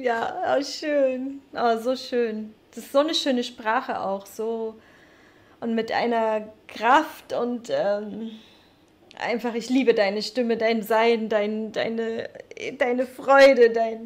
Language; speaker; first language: German; native; German